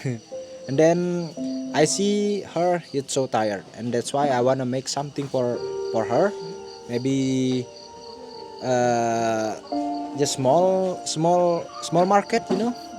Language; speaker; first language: English; non-native, learner; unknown